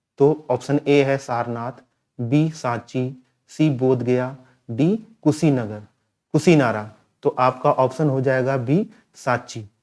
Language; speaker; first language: Hindi; native; Hindi